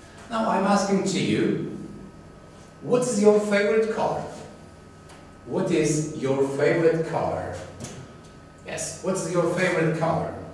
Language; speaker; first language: English; non-native, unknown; Turkish